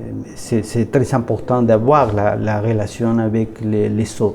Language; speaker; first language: French; non-native, learner; Spanish